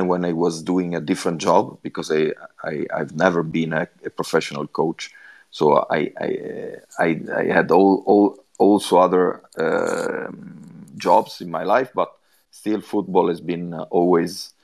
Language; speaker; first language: English; non-native, fluent; Italian